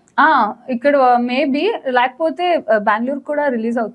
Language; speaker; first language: Telugu; non-native, learner; Kannada